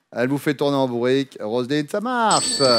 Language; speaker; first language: French; native; French